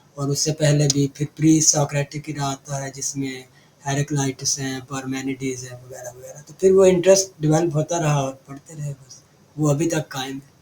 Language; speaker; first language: Urdu; non-native, local second language; Punjabi